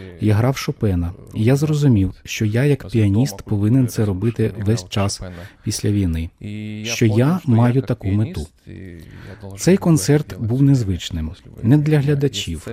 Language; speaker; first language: Ukrainian; non-native, fluent; Lithuanian